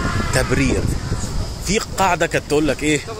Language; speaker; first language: Arabic; native; Arabic